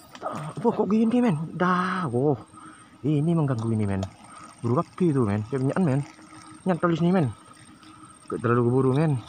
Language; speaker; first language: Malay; non-native, local second language; Javanese